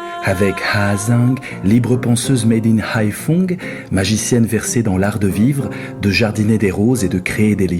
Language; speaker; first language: French; native; French